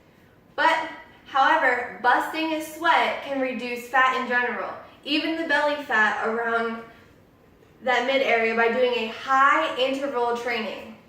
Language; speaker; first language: English; native; English